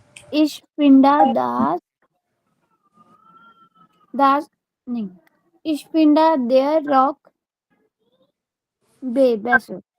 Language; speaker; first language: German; non-native, learner; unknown